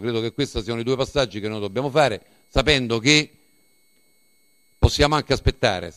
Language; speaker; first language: Italian; native; Italian